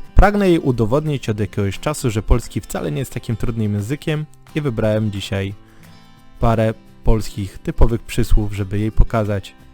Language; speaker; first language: Polish; native; Polish